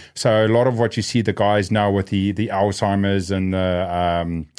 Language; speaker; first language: English; native; English